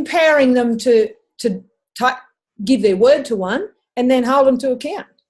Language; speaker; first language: English; native; English